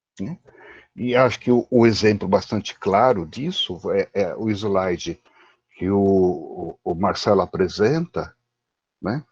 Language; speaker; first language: Portuguese; native; Portuguese